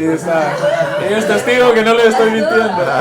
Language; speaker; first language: Spanish; native; Spanish